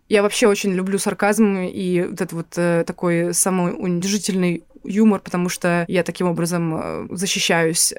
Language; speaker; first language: Russian; native; Russian